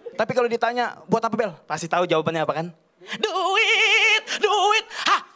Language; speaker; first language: Indonesian; native; Indonesian